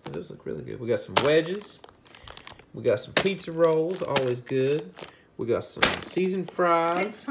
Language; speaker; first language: English; native; English